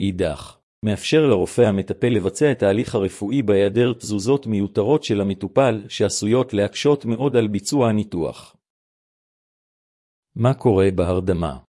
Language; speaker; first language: Hebrew; native; Hebrew